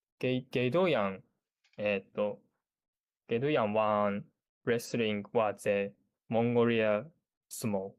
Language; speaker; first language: Cantonese; non-native, learner; Japanese